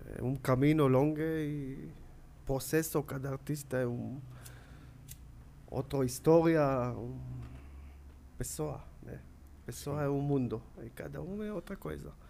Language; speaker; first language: Portuguese; non-native, learner; Hebrew